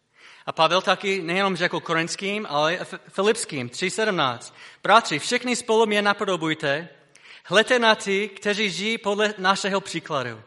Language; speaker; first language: Czech; non-native, fluent; English